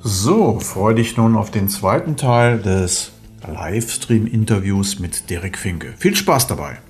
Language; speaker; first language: German; native; German